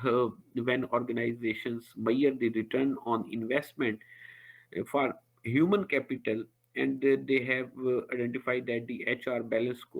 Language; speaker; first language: English; non-native, local second language; Urdu